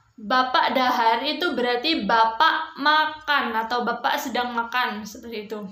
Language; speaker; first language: Indonesian; non-native, local second language; Javanese